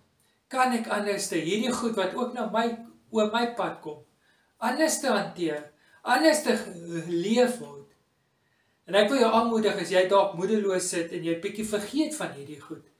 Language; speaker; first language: Afrikaans; native; Afrikaans